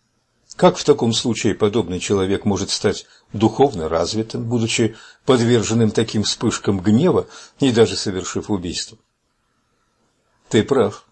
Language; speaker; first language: Russian; native; Russian